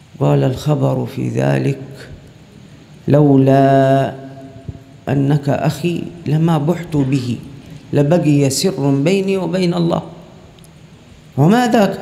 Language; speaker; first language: Arabic; native; Arabic